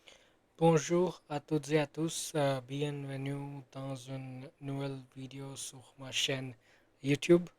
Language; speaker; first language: French; non-native, learner; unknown